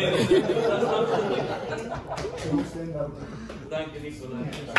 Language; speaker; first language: German; non-native, learner; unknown